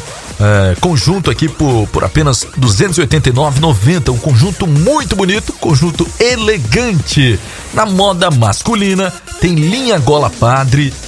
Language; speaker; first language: Portuguese; native; Portuguese